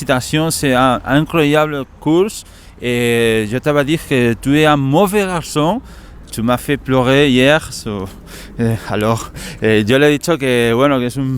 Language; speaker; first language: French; non-native, learner; Spanish